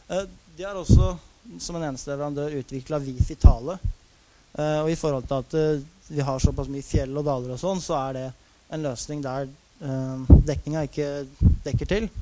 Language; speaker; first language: Norwegian; native; Norwegian